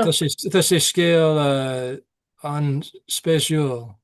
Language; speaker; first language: Irish; non-native, learner; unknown